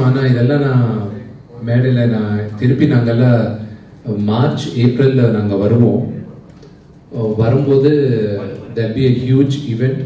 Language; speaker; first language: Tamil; non-native, local second language; Telugu